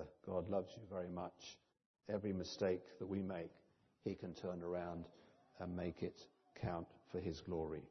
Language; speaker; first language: English; native; English